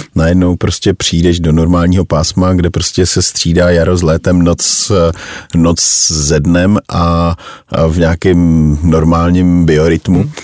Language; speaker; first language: Czech; native; Czech